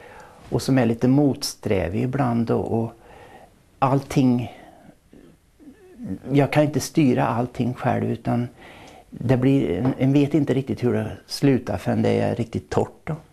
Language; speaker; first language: Swedish; native; Swedish